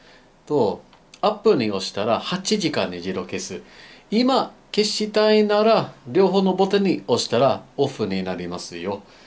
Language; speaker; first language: Japanese; non-native, fluent; English